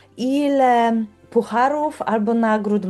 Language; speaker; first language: Polish; native; Polish